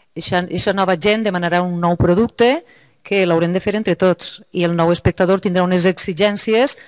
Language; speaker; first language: Catalan; native; Catalan